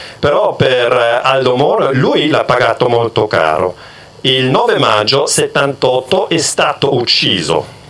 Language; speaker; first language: Italian; non-native, local second language; German